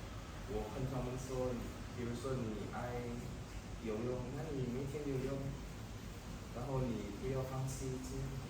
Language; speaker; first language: Chinese; non-native, learner; Indonesian